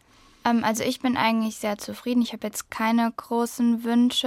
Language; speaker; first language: German; native; German